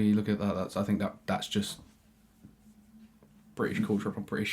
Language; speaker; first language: English; native; English